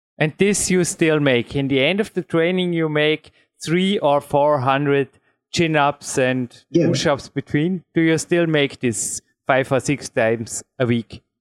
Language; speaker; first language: English; non-native, fluent; German